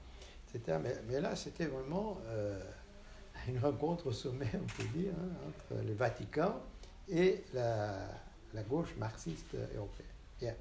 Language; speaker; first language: French; non-native, fluent; Portuguese